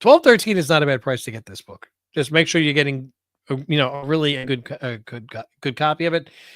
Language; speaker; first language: English; native; English